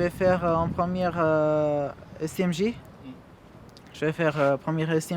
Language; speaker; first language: French; non-native, learner; Albanian